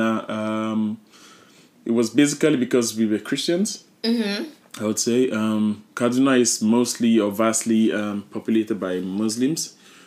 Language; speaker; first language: English; non-native, local second language; Yoruba